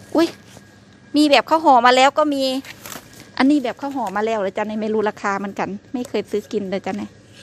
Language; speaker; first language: Thai; native; Thai